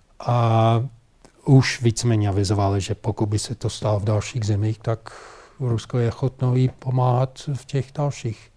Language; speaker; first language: Czech; non-native, fluent; English